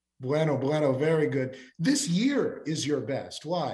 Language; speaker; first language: English; native; English